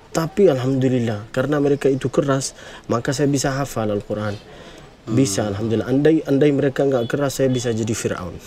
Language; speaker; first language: Indonesian; non-native, fluent; Arabic